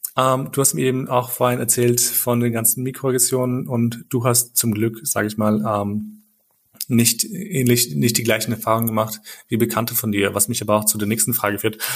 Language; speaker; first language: German; early bilingual, other home language; Albanian